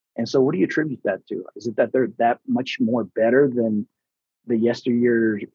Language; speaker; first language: English; early bilingual, other home language; Spanish